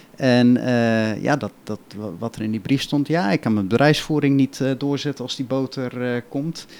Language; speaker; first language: Dutch; native; Dutch